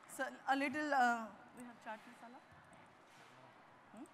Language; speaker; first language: English; non-native, local second language; Urdu